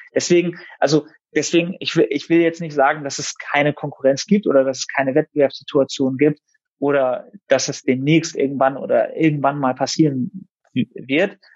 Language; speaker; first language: German; native; German